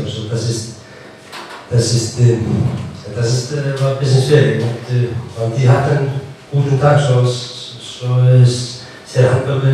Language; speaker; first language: German; non-native, fluent; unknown